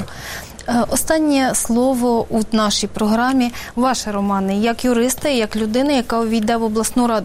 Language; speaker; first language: Ukrainian; native; Ukrainian